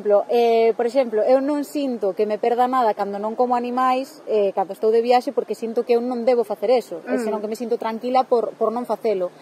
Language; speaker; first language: Galician; native; Galician